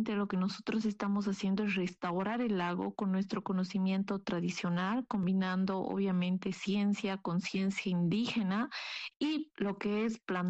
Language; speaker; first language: Spanish; non-native, local second language; Aymara